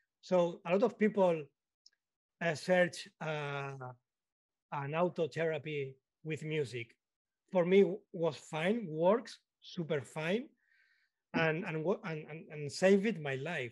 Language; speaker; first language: English; non-native, learner; Spanish